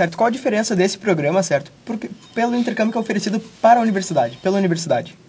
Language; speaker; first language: Portuguese; native; Portuguese